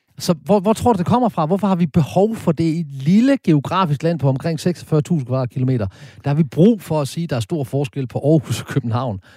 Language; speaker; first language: Danish; native; Danish